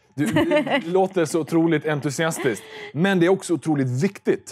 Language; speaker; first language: Swedish; native; Swedish